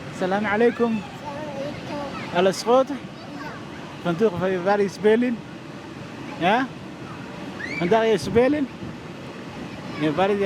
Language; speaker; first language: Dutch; non-native, learner; Somali